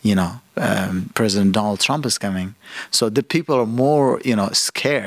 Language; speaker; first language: English; non-native, fluent; Persian